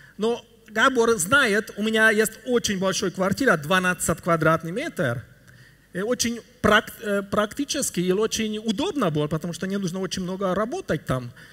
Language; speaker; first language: Russian; non-native, learner; Hungarian